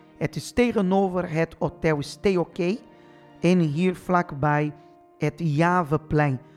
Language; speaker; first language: Dutch; non-native, fluent; Portuguese